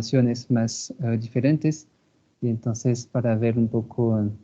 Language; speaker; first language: Spanish; non-native, fluent; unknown